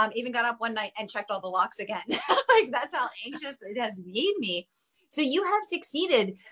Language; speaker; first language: English; native; English